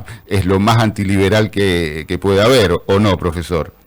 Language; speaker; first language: Spanish; native; Spanish